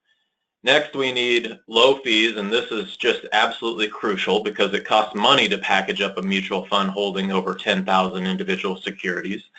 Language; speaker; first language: English; native; English